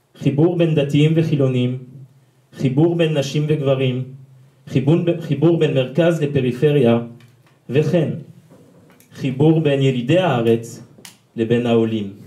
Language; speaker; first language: Hebrew; non-native, fluent; French